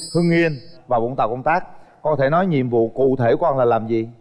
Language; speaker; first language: Vietnamese; native; Vietnamese